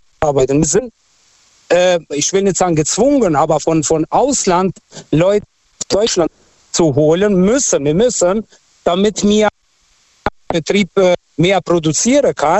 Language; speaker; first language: German; non-native, fluent; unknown